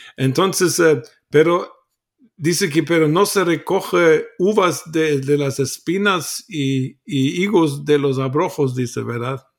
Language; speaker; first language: Spanish; non-native, fluent; German